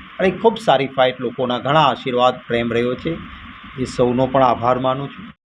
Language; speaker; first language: Gujarati; native; Gujarati